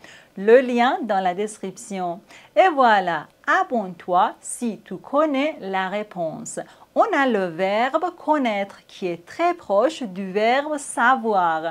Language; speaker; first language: French; native; French